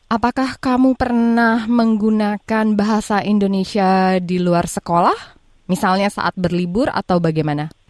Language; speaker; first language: Indonesian; native; Indonesian